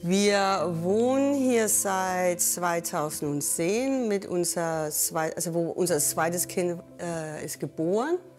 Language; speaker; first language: German; non-native, fluent; Danish